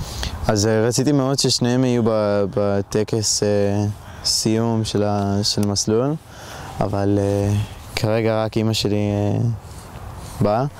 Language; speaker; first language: Hebrew; early bilingual, heritage; Hebrew